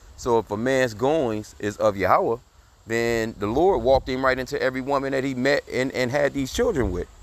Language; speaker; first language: English; native; English